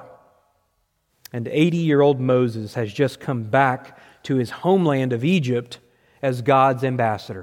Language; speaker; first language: English; native; English